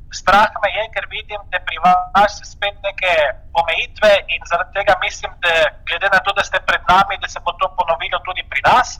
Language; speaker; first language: Slovenian; native; Slovenian